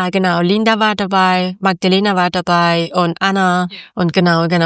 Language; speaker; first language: German; non-native, learner; Persian